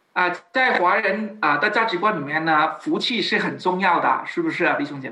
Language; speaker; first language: Chinese; native; Chinese